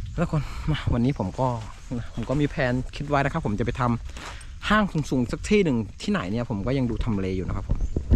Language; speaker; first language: Thai; non-native, local second language; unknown